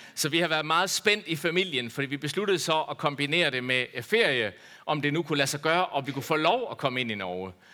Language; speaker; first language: Danish; native; Danish